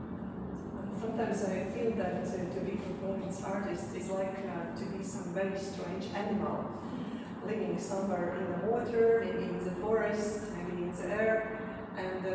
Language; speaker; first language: English; non-native, fluent; Latvian